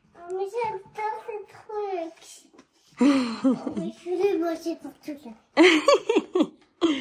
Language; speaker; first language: French; native; French